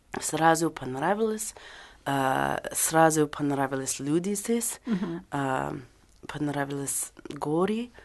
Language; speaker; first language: Russian; non-native, learner; English